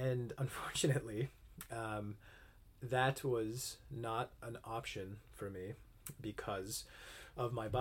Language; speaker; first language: English; native; English